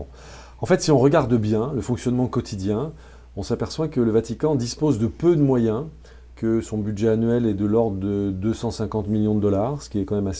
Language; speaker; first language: French; native; French